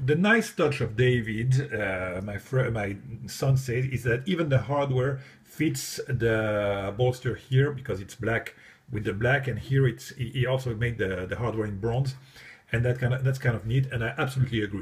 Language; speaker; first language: English; non-native, fluent; French